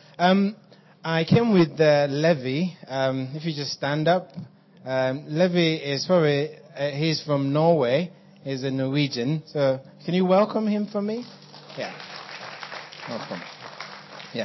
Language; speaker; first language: English; non-native, local second language; Igbo